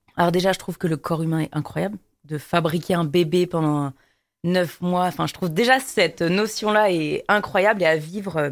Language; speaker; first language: French; native; French